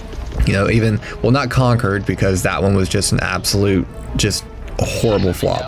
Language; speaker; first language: English; native; English